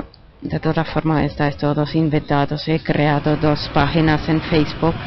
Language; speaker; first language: Spanish; non-native, fluent; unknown